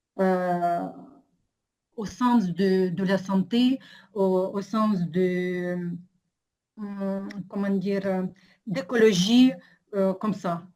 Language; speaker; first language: French; non-native, fluent; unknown